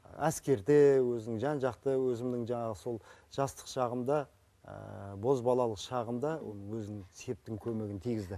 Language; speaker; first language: Kazakh; native; Kazakh